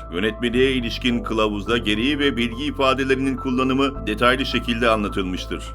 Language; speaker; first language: Turkish; native; Turkish